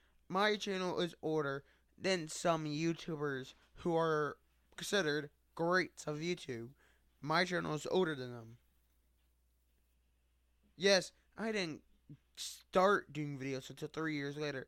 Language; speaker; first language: English; native; English